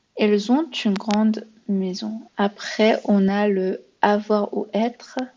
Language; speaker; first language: French; non-native, fluent; Persian